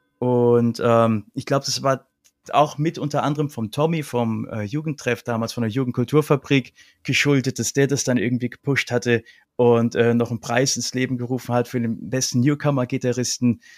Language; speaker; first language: German; native; German